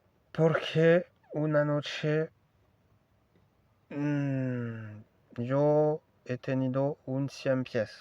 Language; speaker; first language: Spanish; non-native, learner; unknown